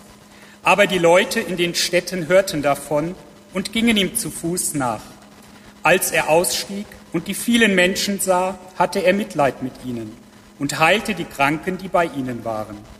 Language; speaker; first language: German; native; German